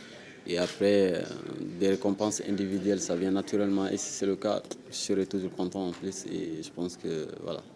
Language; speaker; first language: French; non-native, local second language; Wolof